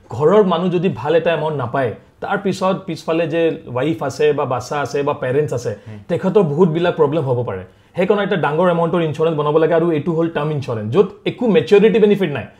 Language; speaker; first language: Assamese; non-native, local second language; Hindi